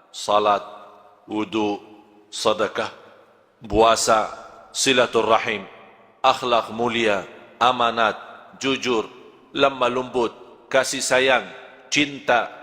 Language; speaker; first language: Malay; non-native, fluent; Arabic